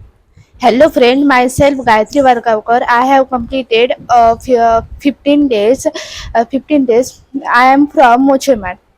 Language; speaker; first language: English; non-native, learner; Marathi